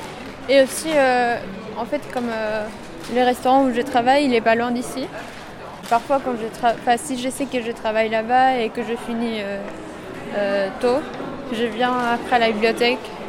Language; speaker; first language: French; non-native, fluent; Spanish